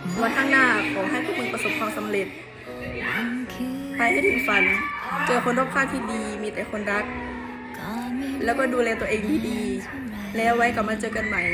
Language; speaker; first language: Thai; native; Thai